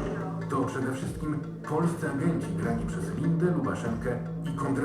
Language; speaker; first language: Polish; native; Polish